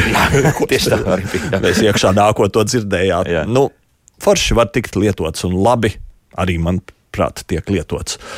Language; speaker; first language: Latvian; native; Latvian